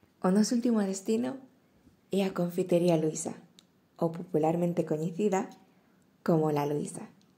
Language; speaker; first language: Galician; non-native, local second language; Spanish